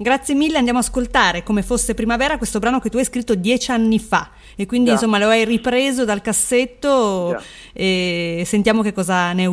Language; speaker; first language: Italian; native; Italian